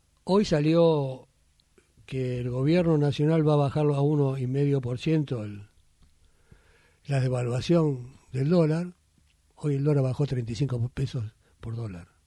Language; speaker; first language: Spanish; native; Spanish